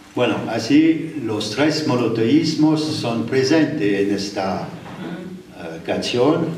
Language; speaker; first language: Spanish; non-native, learner; French